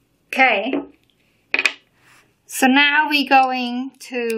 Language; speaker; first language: English; non-native, learner; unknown